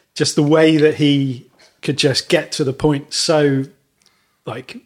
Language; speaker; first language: English; native; English